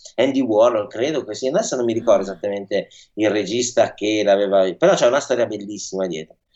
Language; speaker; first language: Italian; native; Italian